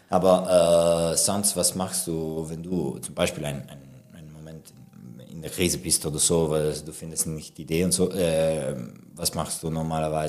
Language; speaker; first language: German; non-native, local second language; Italian